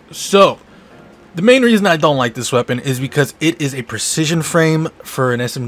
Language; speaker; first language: English; native; English